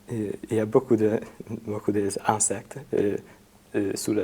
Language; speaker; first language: French; non-native, fluent; Hungarian